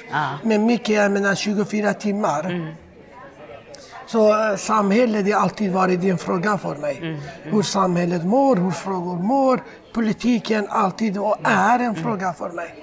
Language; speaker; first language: Swedish; non-native, fluent; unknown